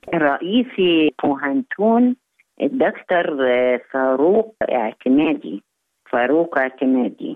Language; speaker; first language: Persian; non-native, fluent; Arabic